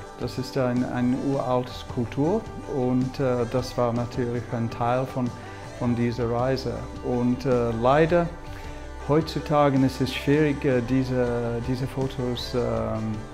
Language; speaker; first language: German; non-native, fluent; English